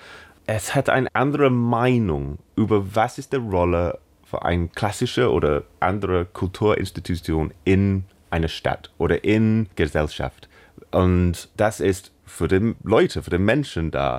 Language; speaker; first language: German; non-native, fluent; English